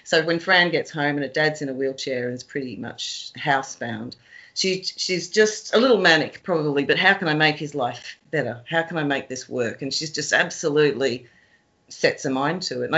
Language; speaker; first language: English; native; English